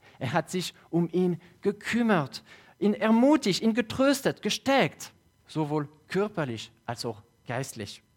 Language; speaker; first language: German; non-native, local second language; French